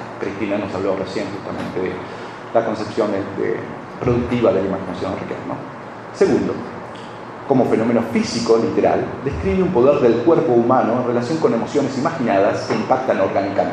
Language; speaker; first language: Spanish; native; Spanish